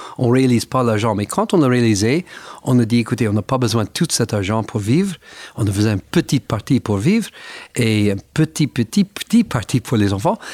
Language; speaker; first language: French; non-native, fluent; English